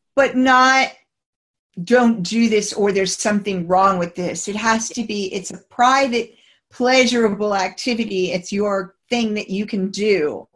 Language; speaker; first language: English; native; English